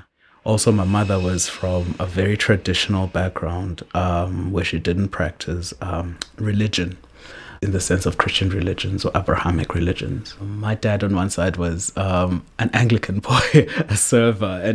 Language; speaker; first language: English; non-native, local second language; Xhosa